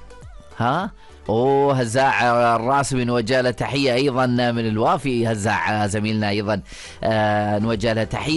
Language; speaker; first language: Arabic; native; Arabic